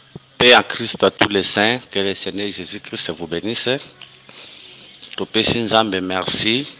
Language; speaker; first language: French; non-native, local second language; Lingala